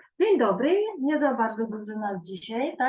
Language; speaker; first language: Polish; non-native, fluent; Ukrainian